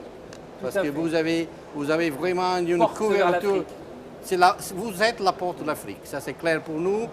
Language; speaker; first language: French; non-native, fluent; Italian